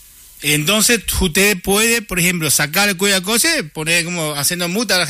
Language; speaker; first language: Spanish; non-native, learner; Chinese